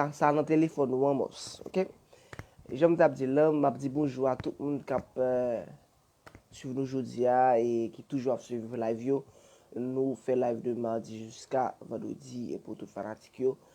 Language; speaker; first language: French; non-native, learner; Haitian Creole